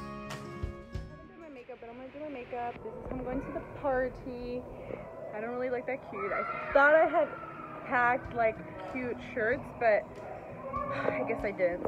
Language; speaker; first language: English; early bilingual, other home language; Spanish